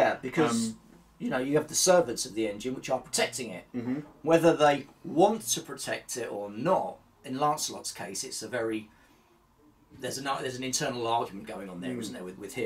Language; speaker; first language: English; native; English